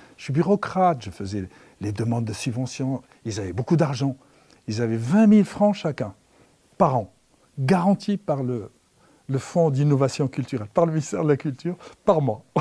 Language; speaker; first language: French; non-native, local second language; Arabic